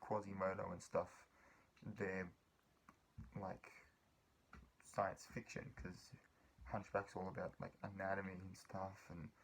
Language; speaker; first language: English; native; English